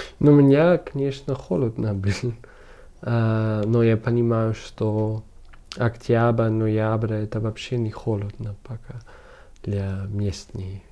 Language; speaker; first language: Russian; non-native, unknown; German